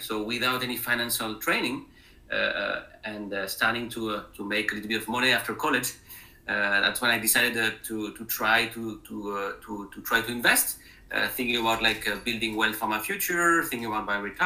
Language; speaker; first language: English; non-native, fluent; French